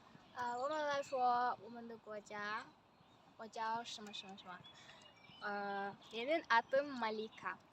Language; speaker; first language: Chinese; non-native, learner; Kyrgyz